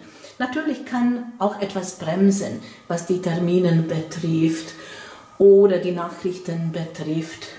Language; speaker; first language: German; non-native, fluent; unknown